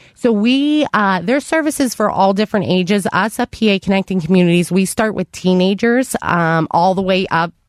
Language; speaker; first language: English; native; English